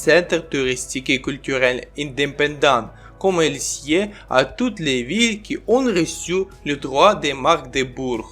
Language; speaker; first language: French; non-native, learner; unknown